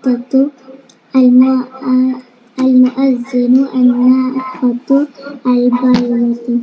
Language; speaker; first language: Arabic; non-native, learner; Malayalam